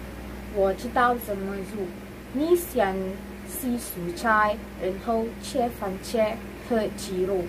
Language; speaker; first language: Chinese; non-native, learner; Malay